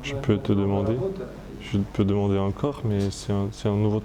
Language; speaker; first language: French; non-native, fluent; Russian